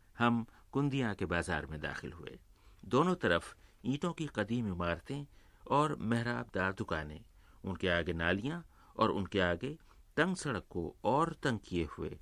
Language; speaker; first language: Urdu; native; Urdu